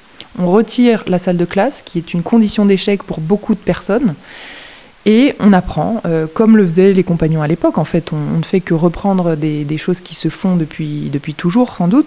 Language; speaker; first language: French; native; French